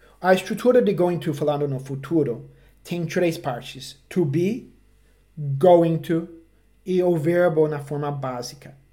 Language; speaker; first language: Portuguese; non-native, fluent; English